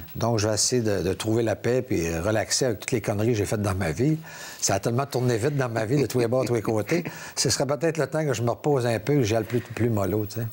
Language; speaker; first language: French; native; French